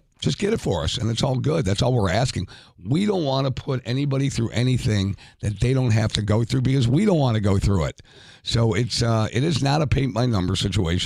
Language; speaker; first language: English; native; English